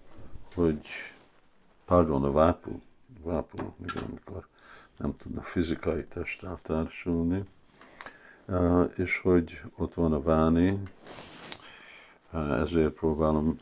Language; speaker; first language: Hungarian; early bilingual, heritage; Hungarian